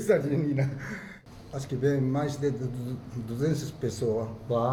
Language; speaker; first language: Portuguese; non-native, fluent; Japanese